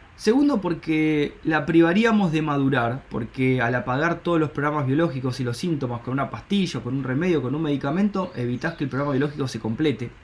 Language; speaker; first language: Spanish; native; Spanish